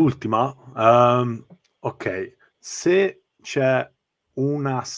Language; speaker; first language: Italian; early bilingual, heritage; English